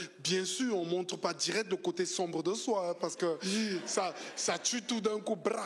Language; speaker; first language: French; native; French